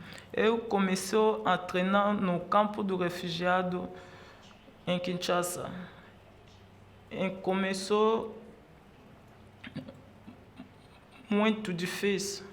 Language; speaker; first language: Portuguese; non-native, learner; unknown